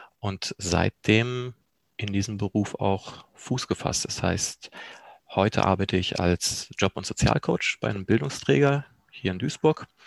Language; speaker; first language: German; early bilingual, other home language; Polish